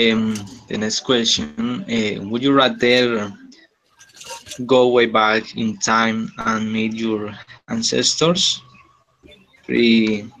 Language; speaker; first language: English; non-native, learner; Spanish